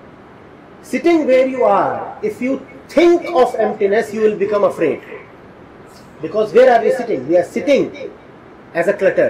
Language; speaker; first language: English; non-native, local second language; Hindi